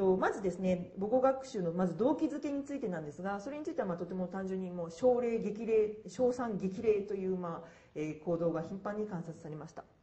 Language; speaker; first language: Japanese; native; Japanese